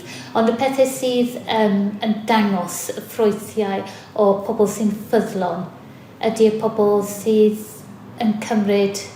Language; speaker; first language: Welsh; non-native, fluent; English